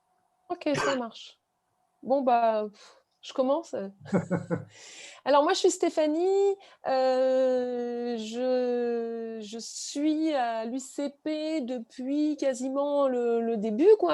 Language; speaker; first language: French; native; French